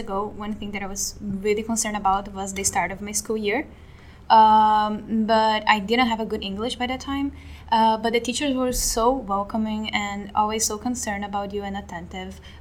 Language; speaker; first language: English; non-native, fluent; Portuguese